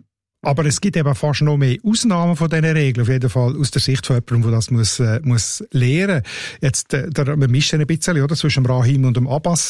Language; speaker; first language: German; native; German